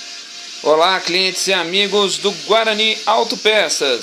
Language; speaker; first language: Portuguese; native; Portuguese